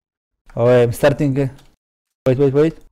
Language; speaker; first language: English; non-native, learner; Polish